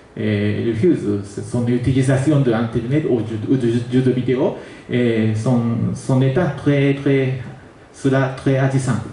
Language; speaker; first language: French; non-native, learner; Japanese